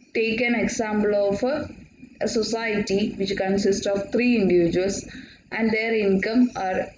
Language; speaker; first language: English; non-native, local second language; Malayalam